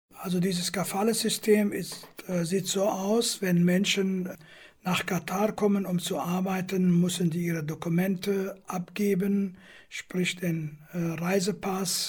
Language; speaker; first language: German; non-native, fluent; Kurdish